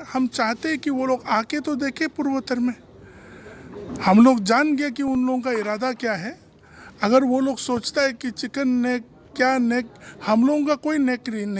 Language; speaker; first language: Hindi; non-native, local second language; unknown